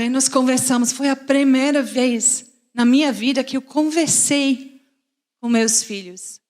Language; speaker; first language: Portuguese; non-native, fluent; English